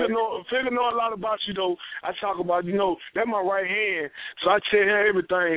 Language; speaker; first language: English; native; English